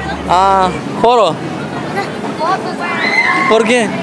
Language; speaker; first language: Spanish; non-native, learner; English